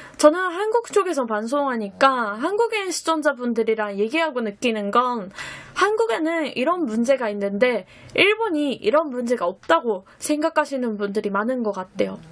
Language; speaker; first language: Korean; non-native, fluent; Japanese